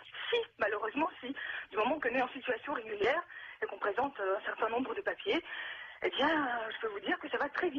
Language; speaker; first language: French; non-native, fluent; Russian